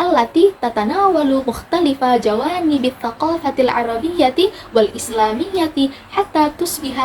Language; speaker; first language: Arabic; non-native, learner; Indonesian